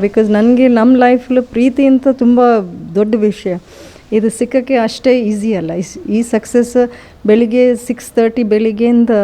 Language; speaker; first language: Kannada; non-native, learner; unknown